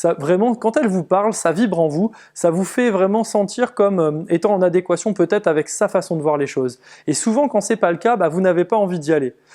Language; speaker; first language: French; native; French